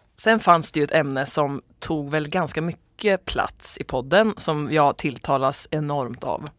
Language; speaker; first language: Swedish; native; Swedish